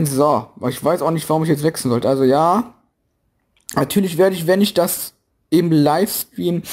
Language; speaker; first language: German; native; German